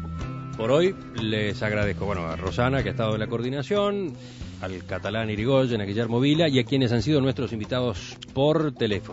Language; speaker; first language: Spanish; native; Spanish